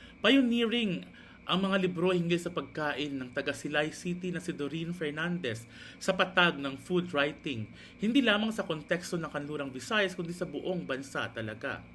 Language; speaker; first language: Filipino; non-native, local second language; Hiligaynon